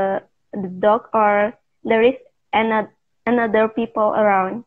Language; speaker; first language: English; non-native, learner; Indonesian